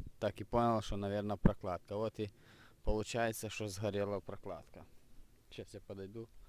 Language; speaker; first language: Russian; non-native, local second language; Ukrainian